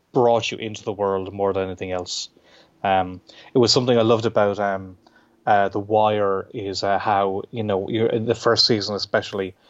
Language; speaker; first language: English; native; English